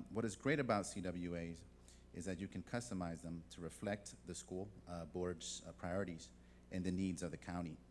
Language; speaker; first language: English; native; English